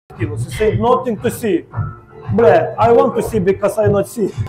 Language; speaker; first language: English; non-native, learner; Lithuanian